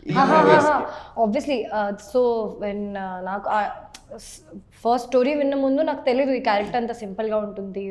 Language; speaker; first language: Telugu; non-native, local second language; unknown